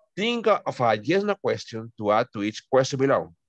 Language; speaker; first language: English; non-native, fluent; Spanish